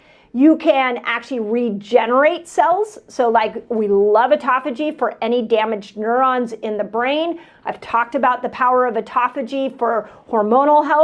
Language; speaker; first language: English; native; English